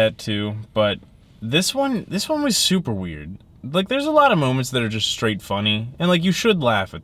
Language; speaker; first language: English; native; English